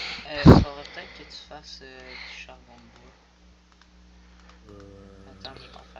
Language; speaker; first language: French; native; French